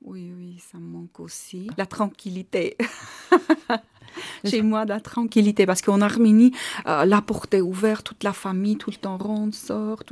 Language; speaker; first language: French; non-native, fluent; Armenian